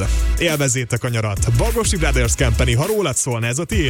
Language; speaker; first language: Hungarian; native; Hungarian